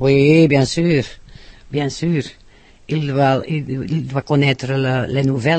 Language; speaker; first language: French; non-native, local second language; Dutch